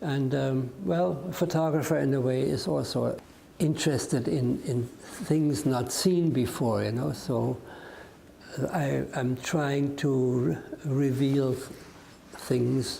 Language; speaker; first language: English; non-native, fluent; German